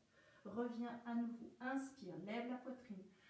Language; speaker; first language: French; native; French